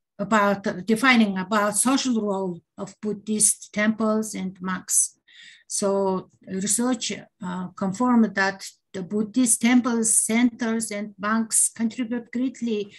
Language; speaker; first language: English; non-native, learner; Mongolian